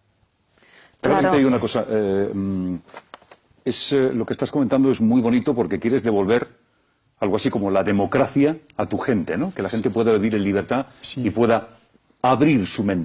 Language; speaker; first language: Spanish; native; Spanish